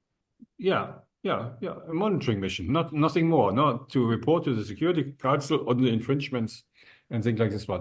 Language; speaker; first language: English; non-native, fluent; German